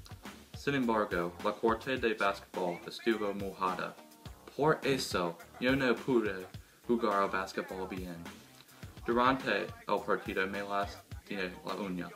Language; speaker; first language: Spanish; non-native, learner; English